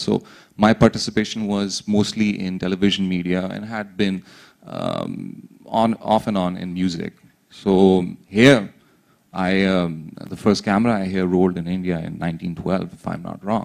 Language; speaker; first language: English; non-native, local second language; Urdu